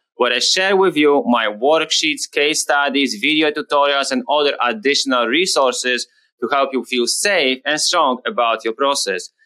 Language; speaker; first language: English; non-native, fluent; Polish